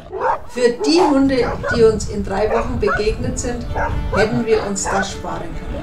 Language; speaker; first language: German; native; German